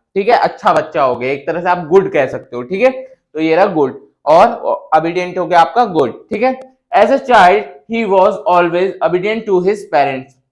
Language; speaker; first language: Hindi; native; Hindi